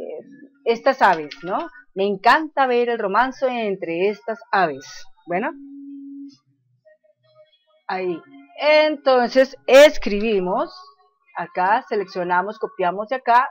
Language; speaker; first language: Spanish; native; Spanish